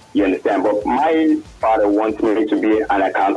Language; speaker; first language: English; non-native, local second language; Yoruba